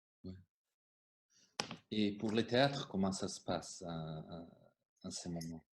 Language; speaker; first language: French; non-native, fluent; Italian